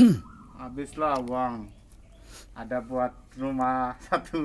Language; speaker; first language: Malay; non-native, learner; Bangla